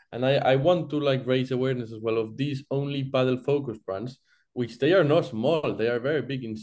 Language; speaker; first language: English; non-native, fluent; Spanish